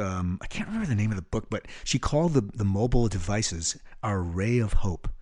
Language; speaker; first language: English; native; English